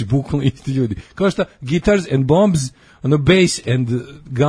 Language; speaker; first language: Serbian; native; Serbian